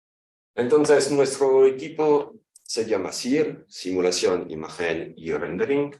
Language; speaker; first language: Spanish; non-native, fluent; French